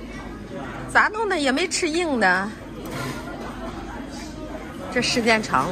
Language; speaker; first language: Chinese; native; Chinese